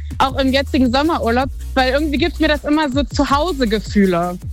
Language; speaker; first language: German; native; German